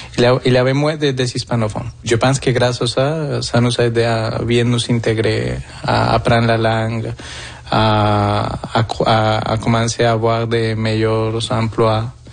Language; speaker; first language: French; non-native, fluent; Spanish